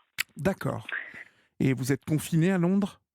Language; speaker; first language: French; native; French